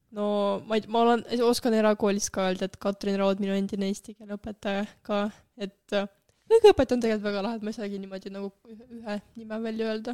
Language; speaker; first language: Estonian; non-native, local second language; Russian